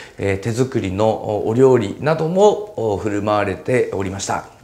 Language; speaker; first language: Japanese; native; Japanese